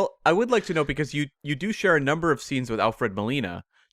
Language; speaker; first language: English; native; English